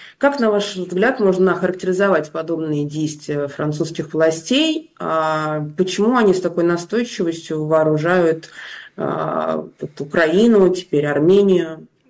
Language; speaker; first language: Russian; native; Russian